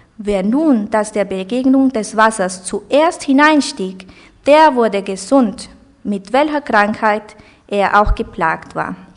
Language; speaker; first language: German; early bilingual, heritage; German